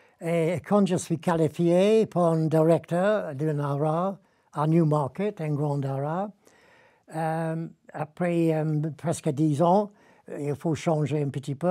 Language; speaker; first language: French; non-native, learner; English